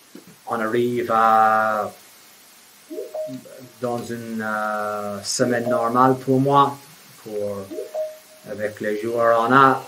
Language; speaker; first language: French; non-native, fluent; English